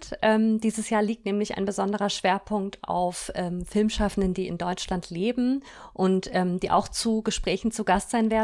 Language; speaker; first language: German; native; German